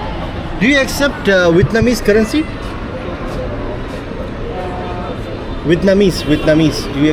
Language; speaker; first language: English; non-native, local second language; Urdu